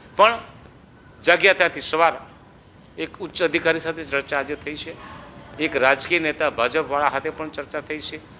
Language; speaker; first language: Gujarati; non-native, local second language; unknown